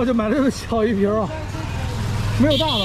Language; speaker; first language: Chinese; native; Chinese